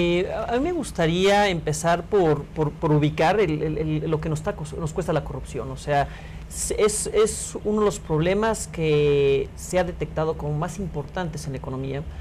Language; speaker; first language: Spanish; native; Spanish